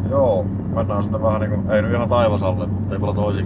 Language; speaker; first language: Finnish; native; Finnish